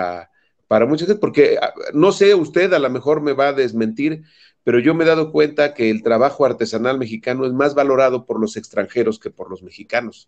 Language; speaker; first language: Spanish; native; Spanish